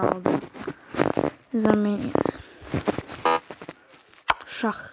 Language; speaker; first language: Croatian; early bilingual, heritage; Croatian